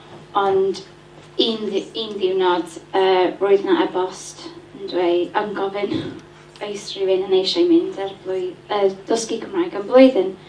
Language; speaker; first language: Welsh; non-native, learner; English